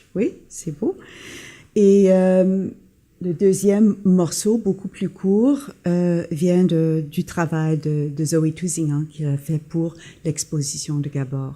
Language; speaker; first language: French; non-native, local second language; English